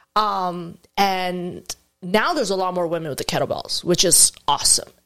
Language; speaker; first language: English; non-native, fluent; Arabic